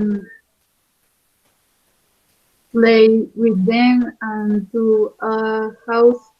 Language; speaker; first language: English; non-native, learner; Spanish